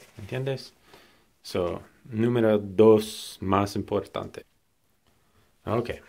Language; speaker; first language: Spanish; non-native, learner; English